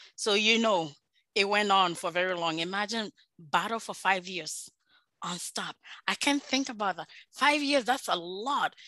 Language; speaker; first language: English; non-native, local second language; Akan